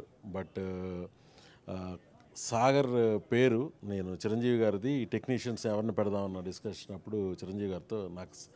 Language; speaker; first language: Telugu; native; Telugu